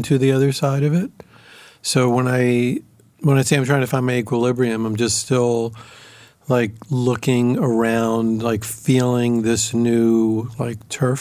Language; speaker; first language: English; native; English